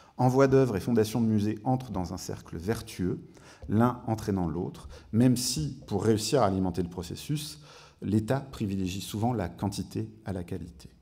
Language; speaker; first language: French; native; French